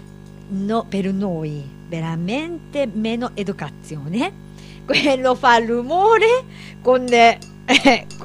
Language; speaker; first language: Italian; non-native, learner; Japanese